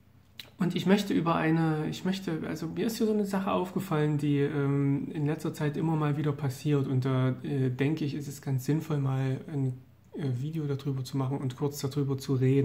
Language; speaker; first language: German; native; German